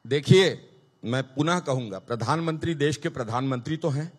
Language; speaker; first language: Hindi; native; Hindi